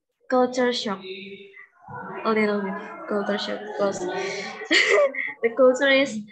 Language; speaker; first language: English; non-native, learner; Indonesian